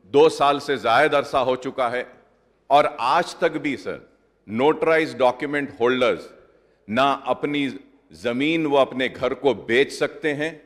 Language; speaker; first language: Hindi; non-native, local second language; Urdu